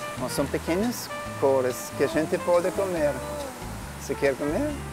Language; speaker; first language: Portuguese; non-native, learner; German